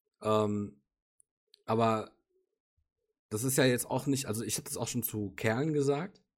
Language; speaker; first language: German; native; German